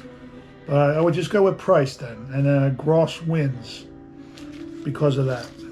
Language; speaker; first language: English; native; English